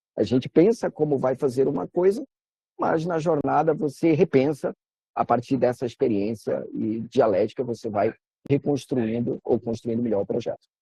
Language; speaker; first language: Portuguese; native; Portuguese